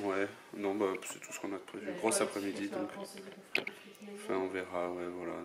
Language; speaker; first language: French; native; French